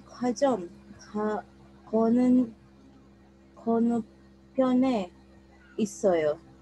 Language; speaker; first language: Korean; non-native, learner; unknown